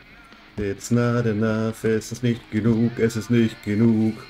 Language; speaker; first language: German; native; German